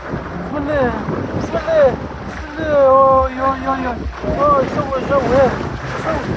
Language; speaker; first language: Arabic; native; Arabic